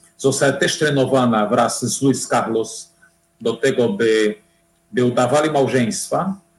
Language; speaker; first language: Polish; non-native, fluent; Portuguese